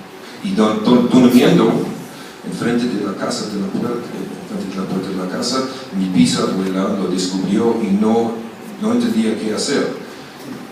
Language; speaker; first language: Spanish; non-native, fluent; German